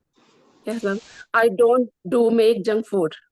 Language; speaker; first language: English; non-native, learner; Hindi